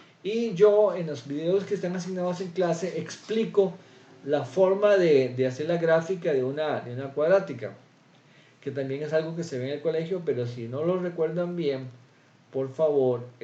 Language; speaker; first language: Spanish; native; Spanish